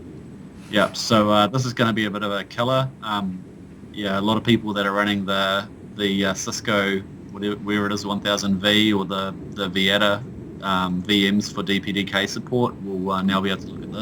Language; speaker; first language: English; native; English